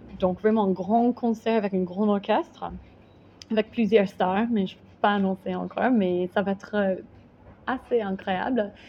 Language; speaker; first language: French; non-native, fluent; English